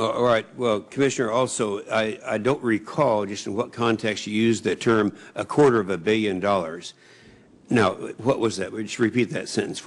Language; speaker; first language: English; native; English